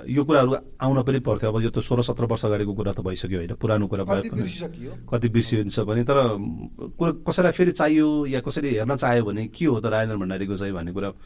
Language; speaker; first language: Nepali; native; Nepali